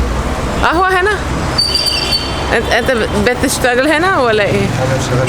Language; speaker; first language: Arabic; non-native, learner; English